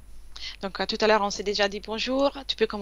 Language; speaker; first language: French; non-native, fluent; Italian